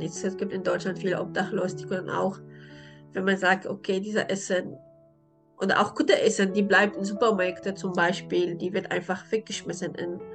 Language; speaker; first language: German; non-native, learner; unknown